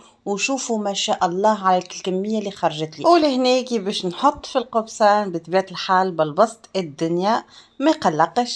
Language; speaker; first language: Arabic; native; Arabic